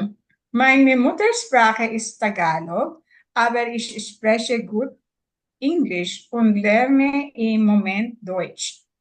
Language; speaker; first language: German; non-native, learner; Filipino